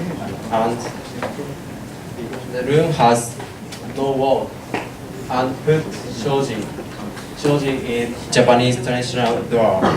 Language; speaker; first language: English; non-native, learner; Japanese